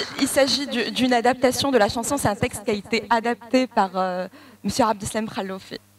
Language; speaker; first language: French; non-native, local second language; Arabic